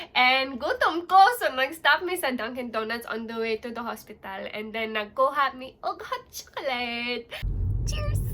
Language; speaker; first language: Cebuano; non-native, local second language; English